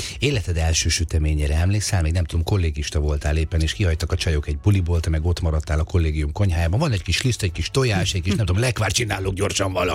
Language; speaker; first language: Hungarian; native; Hungarian